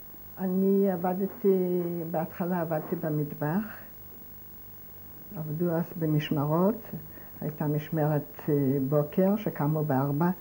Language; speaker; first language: Hebrew; non-native, fluent; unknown